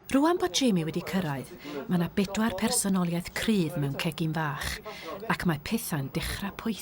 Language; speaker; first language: Welsh; native; Welsh